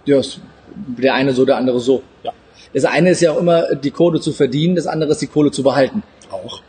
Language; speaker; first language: German; native; German